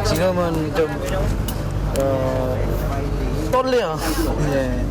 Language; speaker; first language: Korean; non-native, learner; Vietnamese